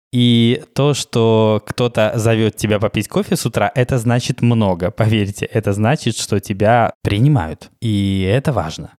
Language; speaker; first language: Russian; native; Russian